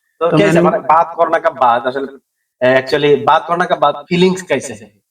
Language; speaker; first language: Hindi; non-native, learner; Bangla